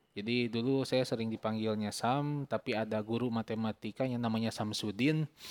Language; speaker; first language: Indonesian; non-native, local second language; Sundanese